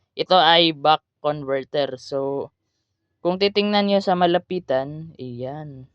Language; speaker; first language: Filipino; non-native, local second language; Cebuano